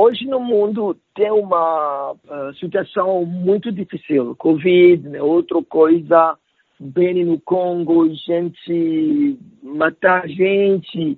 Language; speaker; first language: Portuguese; non-native, learner; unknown